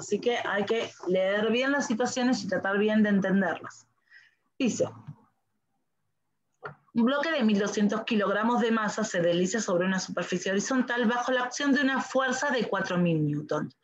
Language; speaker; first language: Spanish; native; Spanish